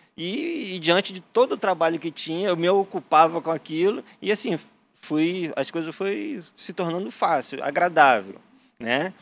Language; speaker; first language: Portuguese; native; Portuguese